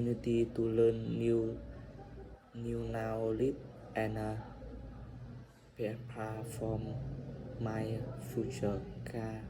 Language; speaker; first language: English; non-native, learner; Vietnamese